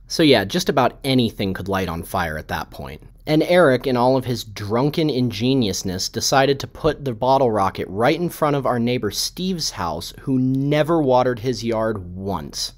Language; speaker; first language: English; native; English